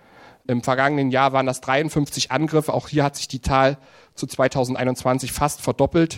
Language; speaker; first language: German; native; German